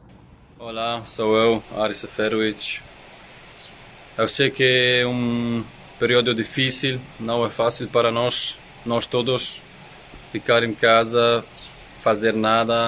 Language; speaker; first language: Portuguese; non-native, learner; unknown